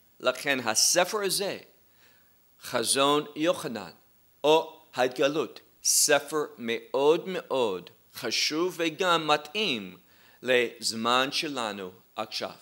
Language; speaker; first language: Hebrew; non-native, fluent; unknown